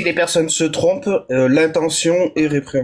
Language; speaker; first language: French; native; French